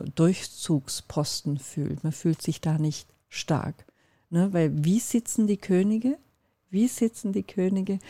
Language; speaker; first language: German; non-native, fluent; Turkish